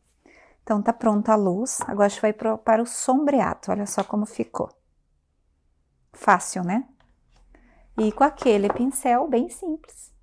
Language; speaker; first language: Portuguese; native; Portuguese